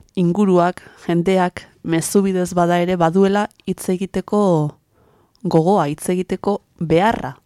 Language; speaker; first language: Basque; native; Basque